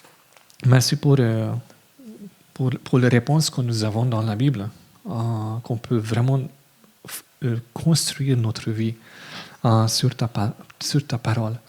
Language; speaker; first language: French; non-native, fluent; English